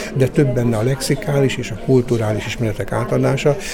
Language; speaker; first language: Hungarian; native; Hungarian